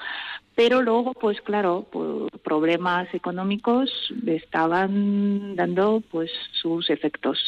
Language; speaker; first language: Spanish; non-native, fluent; Russian